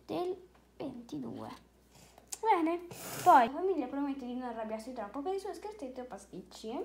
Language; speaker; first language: Italian; native; Italian